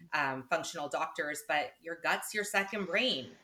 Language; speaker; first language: English; native; English